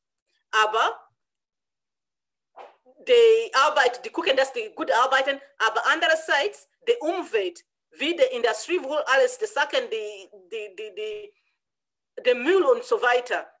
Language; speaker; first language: German; non-native, learner; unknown